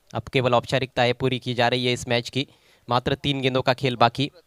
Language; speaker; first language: Hindi; non-native, local second language; Marathi